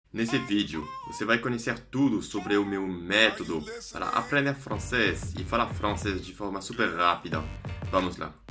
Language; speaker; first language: Portuguese; non-native, fluent; French